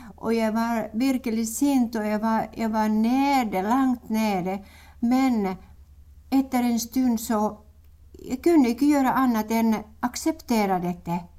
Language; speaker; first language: Norwegian; non-native, fluent; Finnish